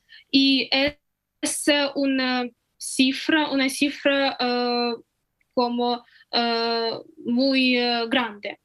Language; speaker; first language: Spanish; non-native, fluent; Ukrainian